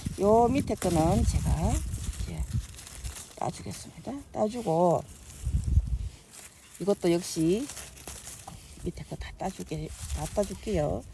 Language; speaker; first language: Korean; native; Korean